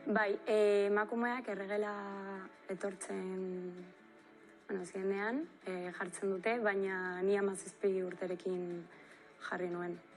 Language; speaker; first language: Basque; non-native, local second language; Spanish